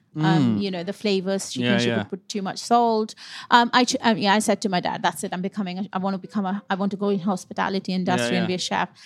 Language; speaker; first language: English; non-native, local second language; Punjabi